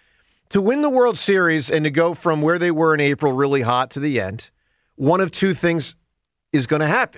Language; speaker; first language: English; native; English